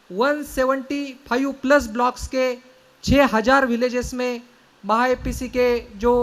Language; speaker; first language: Hindi; non-native, local second language; Marathi